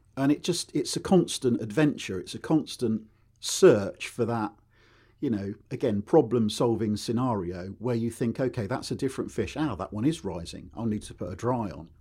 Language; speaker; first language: English; native; English